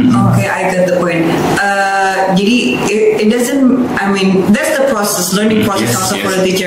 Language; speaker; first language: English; non-native, fluent; Indonesian